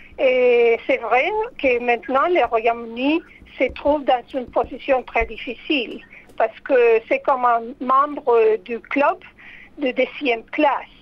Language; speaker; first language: French; non-native, fluent; Spanish